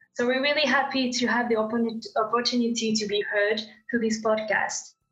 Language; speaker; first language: English; non-native, fluent; French